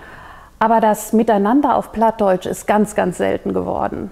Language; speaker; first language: German; native; German